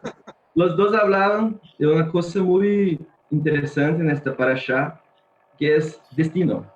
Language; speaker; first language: Spanish; non-native, learner; Portuguese